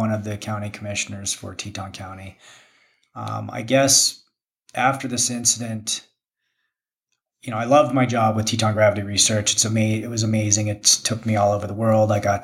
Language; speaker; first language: English; native; English